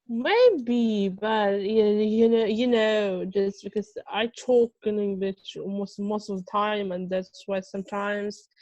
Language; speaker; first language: English; non-native, fluent; Russian